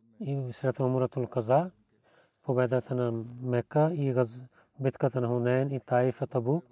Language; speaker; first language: Bulgarian; non-native, learner; Urdu